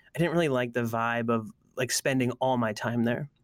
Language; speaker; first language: English; native; English